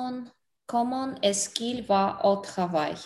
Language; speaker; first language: French; non-native, learner; English